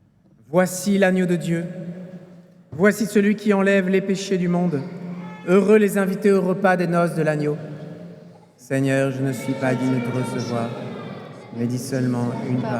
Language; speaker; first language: French; native; French